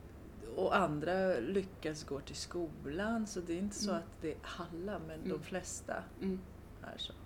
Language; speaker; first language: Swedish; non-native, fluent; Romanian